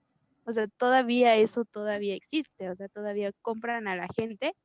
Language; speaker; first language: Spanish; native; Spanish